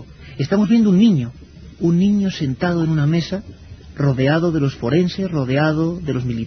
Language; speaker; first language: Spanish; native; Spanish